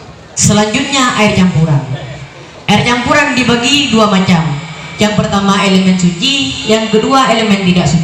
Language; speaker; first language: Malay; non-native, local second language; Madurese